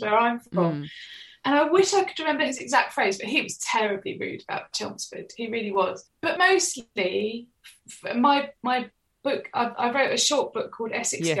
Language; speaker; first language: English; native; English